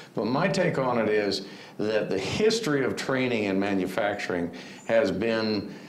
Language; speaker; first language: English; native; English